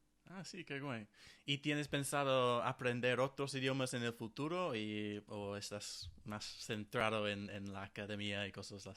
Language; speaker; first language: Spanish; non-native, fluent; English